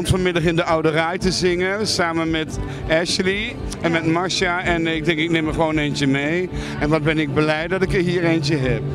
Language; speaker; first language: Dutch; native; Dutch